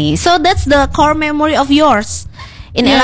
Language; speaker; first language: English; non-native, learner; Indonesian